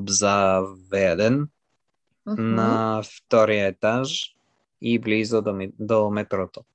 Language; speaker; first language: Bulgarian; non-native, learner; French